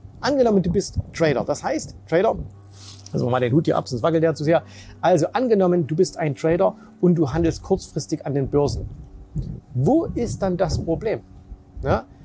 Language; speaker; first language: German; native; German